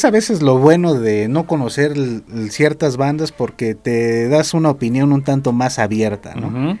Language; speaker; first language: Spanish; native; Spanish